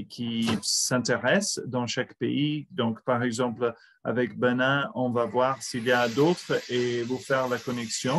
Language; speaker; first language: French; non-native, fluent; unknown